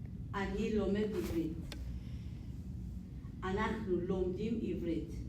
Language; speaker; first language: Hebrew; non-native, learner; English